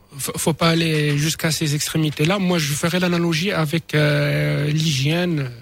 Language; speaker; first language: French; non-native, local second language; Arabic